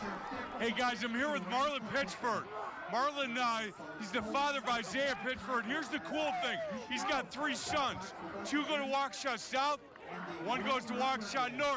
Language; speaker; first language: English; native; English